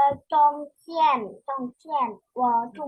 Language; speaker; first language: Chinese; non-native, learner; Indonesian